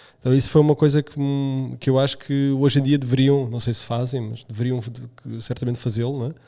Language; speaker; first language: Portuguese; early bilingual, other home language; Romanian